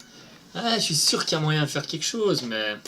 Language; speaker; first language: French; native; French